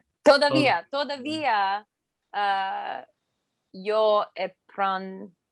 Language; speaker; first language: Spanish; non-native, learner; English